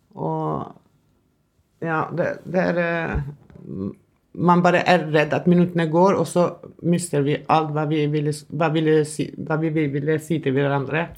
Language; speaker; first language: Norwegian; non-native, fluent; Albanian